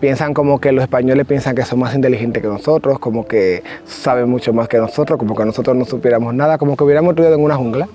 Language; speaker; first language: Spanish; native; Spanish